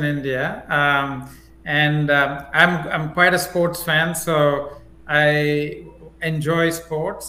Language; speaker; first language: English; non-native, local second language; Tamil